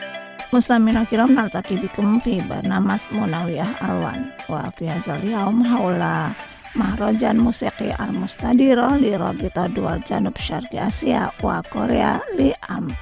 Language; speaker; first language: Arabic; non-native, fluent; Indonesian